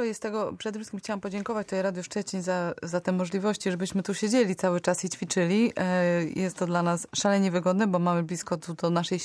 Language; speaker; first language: Polish; native; Polish